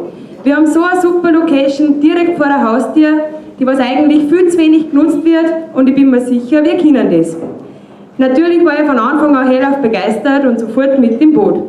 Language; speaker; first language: German; native; German